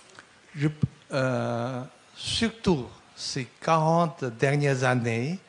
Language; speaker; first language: French; non-native, fluent; Chinese